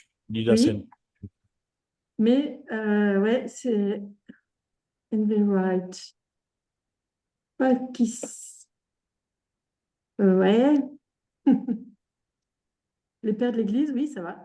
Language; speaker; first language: French; native; French